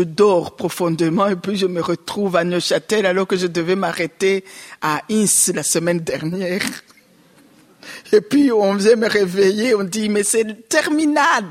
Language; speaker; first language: French; non-native, local second language; Rundi